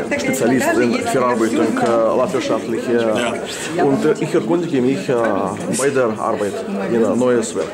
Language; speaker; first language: German; non-native, learner; Russian